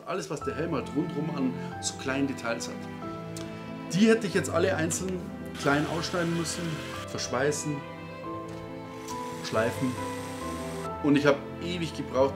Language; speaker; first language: German; native; German